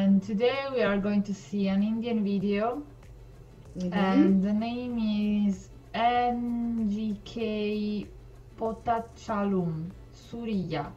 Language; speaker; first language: English; non-native, learner; Italian